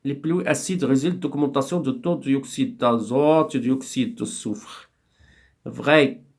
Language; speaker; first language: French; non-native, local second language; Arabic